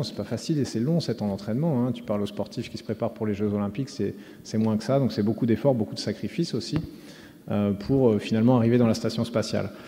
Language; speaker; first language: French; native; French